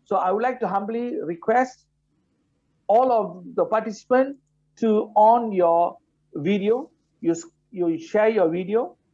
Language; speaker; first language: English; non-native, local second language; Malay